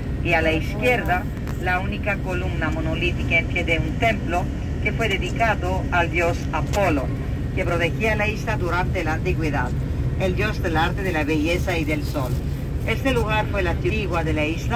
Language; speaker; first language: Spanish; non-native, fluent; Greek